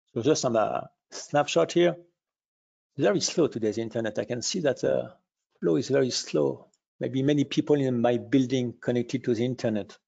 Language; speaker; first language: English; non-native, fluent; French